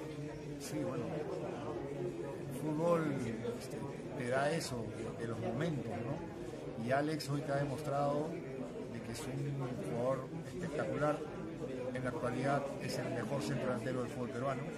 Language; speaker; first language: Spanish; native; Spanish